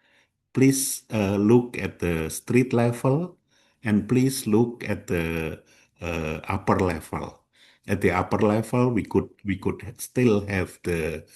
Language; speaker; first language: English; non-native, fluent; Indonesian